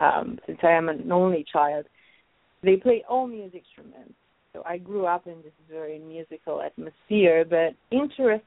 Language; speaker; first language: English; non-native, fluent; Italian